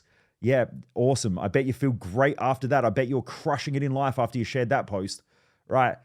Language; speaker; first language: English; native; English